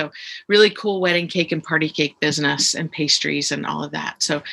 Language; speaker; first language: English; native; English